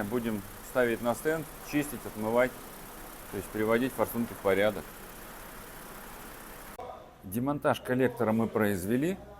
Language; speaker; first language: Russian; native; Russian